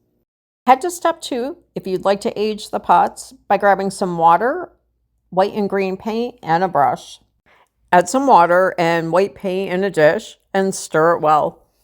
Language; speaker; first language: English; native; English